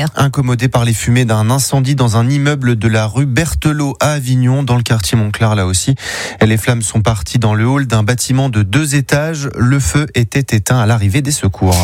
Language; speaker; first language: French; native; French